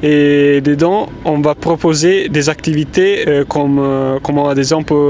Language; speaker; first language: French; non-native, fluent; Italian